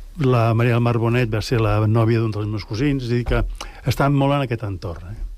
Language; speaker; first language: Catalan; native; Catalan